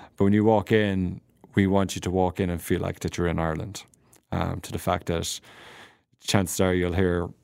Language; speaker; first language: English; native; English